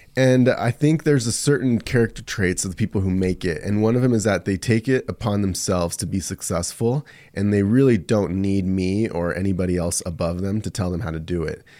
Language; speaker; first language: English; early bilingual, other home language; Spanish